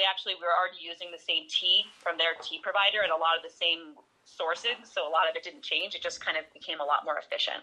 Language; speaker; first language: English; native; English